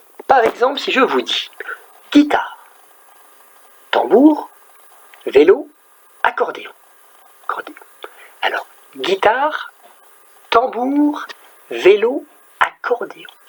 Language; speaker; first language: French; native; French